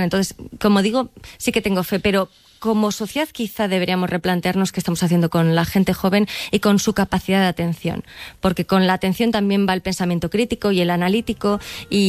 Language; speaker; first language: Spanish; native; Spanish